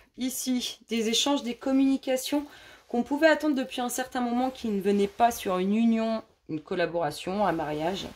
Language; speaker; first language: French; native; French